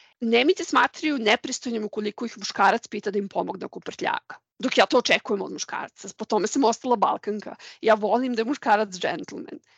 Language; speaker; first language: Serbian; native; Serbian